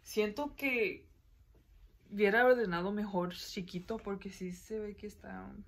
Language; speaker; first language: Spanish; early bilingual, heritage; Spanish